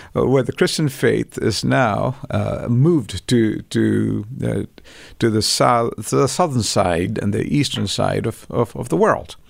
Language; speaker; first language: English; non-native, local second language; Tamil